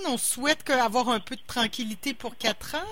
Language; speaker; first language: French; native; French